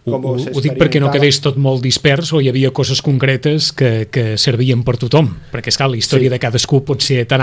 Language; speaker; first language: Catalan; native; Catalan